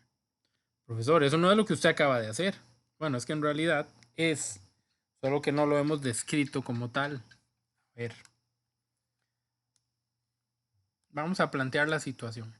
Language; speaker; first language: Spanish; native; Spanish